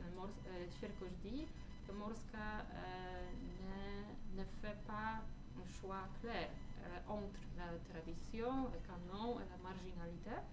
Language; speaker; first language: French; non-native, fluent; Polish